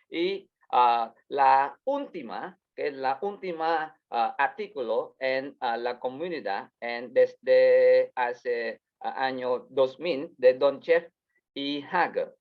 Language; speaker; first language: Spanish; non-native, learner; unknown